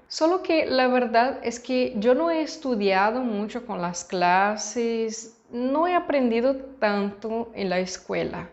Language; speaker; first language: Spanish; non-native, fluent; Portuguese